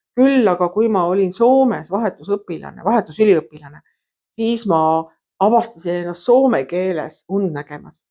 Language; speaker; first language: Estonian; native; Estonian